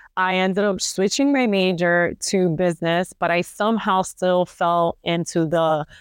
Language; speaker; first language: English; early bilingual, other home language; Spanish